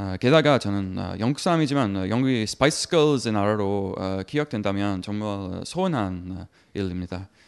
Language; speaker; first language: Korean; non-native, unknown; English